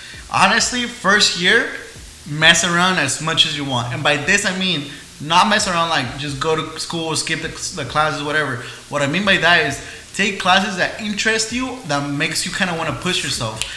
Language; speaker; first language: English; early bilingual, other home language; Spanish